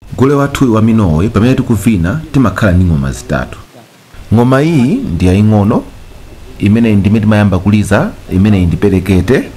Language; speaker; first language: Nyanja; non-native, local second language; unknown